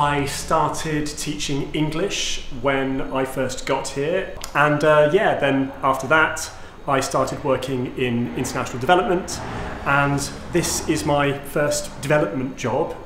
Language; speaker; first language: English; early bilingual, heritage; English